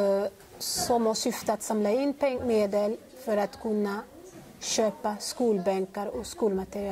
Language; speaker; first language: Swedish; non-native, fluent; Lingala